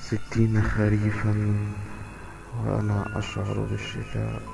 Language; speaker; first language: Arabic; native; Arabic